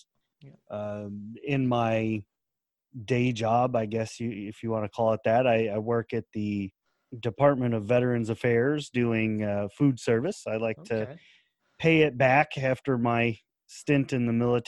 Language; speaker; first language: English; native; English